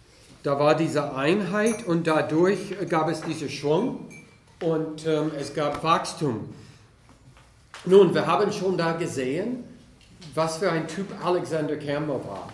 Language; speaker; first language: German; non-native, fluent; English